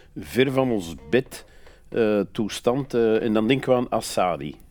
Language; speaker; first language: Dutch; non-native, fluent; Persian